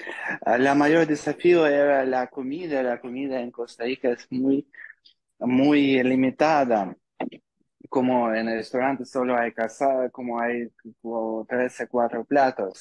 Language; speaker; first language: Spanish; non-native, learner; Russian